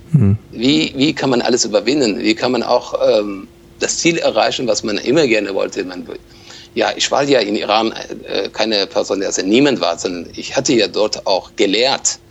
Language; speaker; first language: German; non-native, fluent; Persian